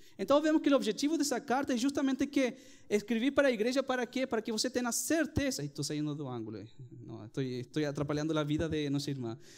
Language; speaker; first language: Portuguese; non-native, fluent; Spanish